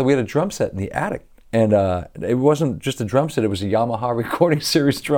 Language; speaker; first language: English; native; English